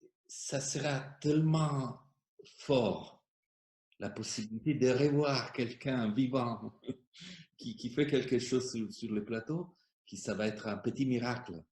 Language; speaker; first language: French; non-native, fluent; Italian